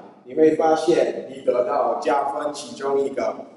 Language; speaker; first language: Chinese; non-native, fluent; English